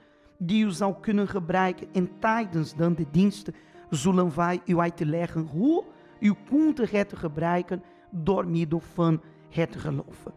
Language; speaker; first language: Dutch; non-native, fluent; Portuguese